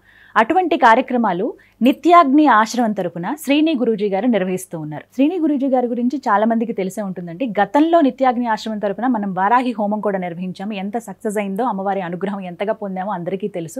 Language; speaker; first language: Telugu; native; Telugu